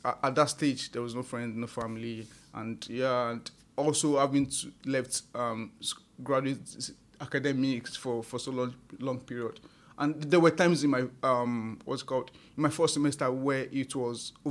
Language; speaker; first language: English; non-native, local second language; Yoruba